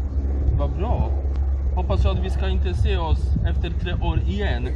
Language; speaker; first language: Swedish; non-native, fluent; Polish